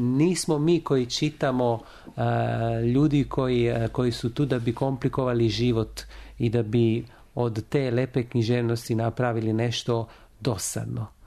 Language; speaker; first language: Serbian; non-native, fluent; Italian